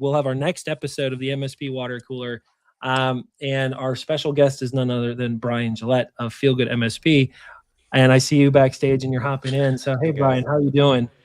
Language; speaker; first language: English; native; English